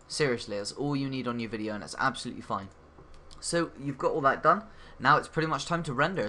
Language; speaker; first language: English; native; English